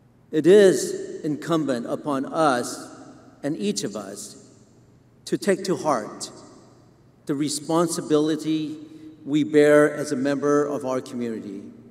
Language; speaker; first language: English; non-native, fluent; Vietnamese